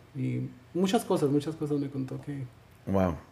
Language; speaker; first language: Spanish; native; Spanish